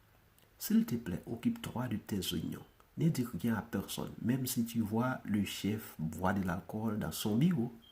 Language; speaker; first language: French; non-native, local second language; Haitian Creole